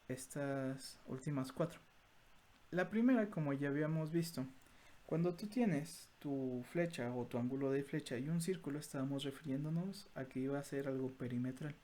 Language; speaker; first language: Spanish; native; Spanish